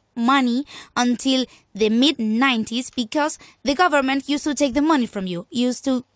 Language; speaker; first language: English; non-native, fluent; Spanish